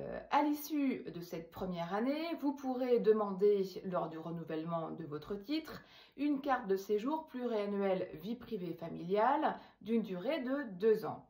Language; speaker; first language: French; native; French